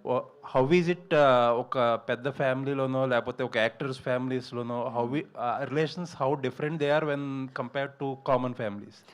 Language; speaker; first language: Telugu; native; Telugu